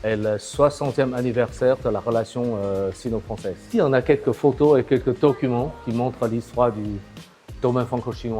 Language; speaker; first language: French; non-native, fluent; Chinese